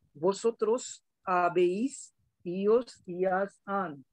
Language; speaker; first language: Spanish; non-native, learner; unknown